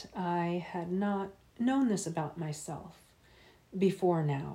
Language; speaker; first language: English; native; English